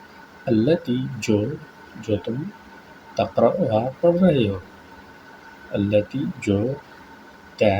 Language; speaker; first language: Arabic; non-native, fluent; Urdu